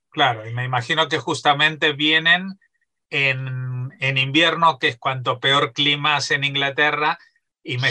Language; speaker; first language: Spanish; native; Spanish